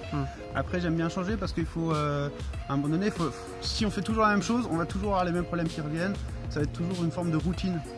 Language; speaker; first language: French; native; French